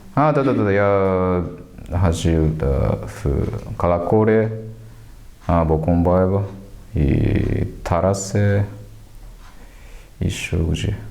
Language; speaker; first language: Russian; non-native, learner; Japanese